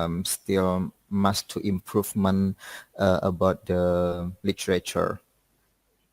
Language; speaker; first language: English; non-native, learner; Indonesian